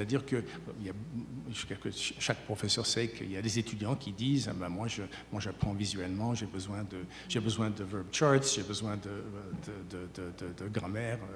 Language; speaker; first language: French; native; French